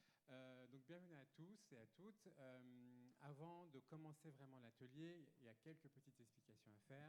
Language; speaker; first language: French; native; French